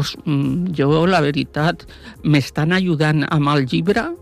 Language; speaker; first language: Catalan; non-native, local second language; Spanish